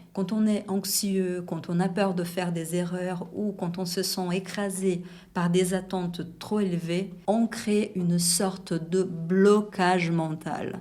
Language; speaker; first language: French; non-native, fluent; Portuguese